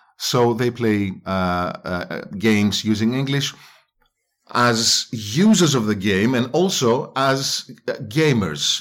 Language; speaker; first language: English; non-native, fluent; Greek